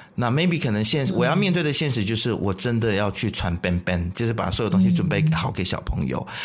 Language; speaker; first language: Chinese; native; Chinese